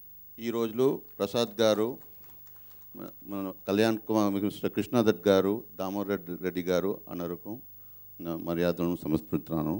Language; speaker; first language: Telugu; native; Telugu